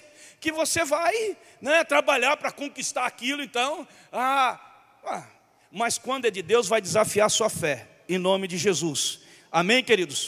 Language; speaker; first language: Portuguese; native; Portuguese